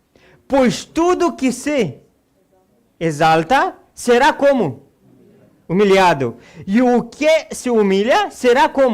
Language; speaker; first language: Portuguese; non-native, fluent; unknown